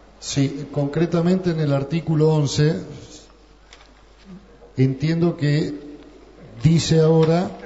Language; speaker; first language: Spanish; native; Spanish